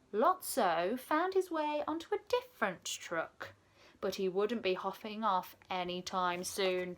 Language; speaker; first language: English; native; English